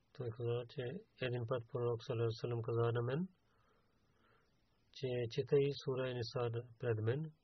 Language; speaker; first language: Bulgarian; non-native, learner; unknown